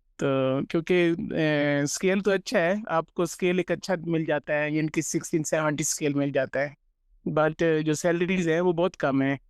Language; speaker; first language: Urdu; non-native, local second language; Punjabi